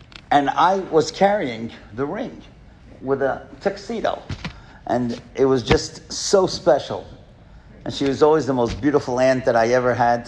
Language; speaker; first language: English; native; English